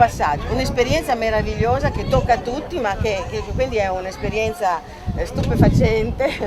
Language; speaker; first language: Italian; native; Italian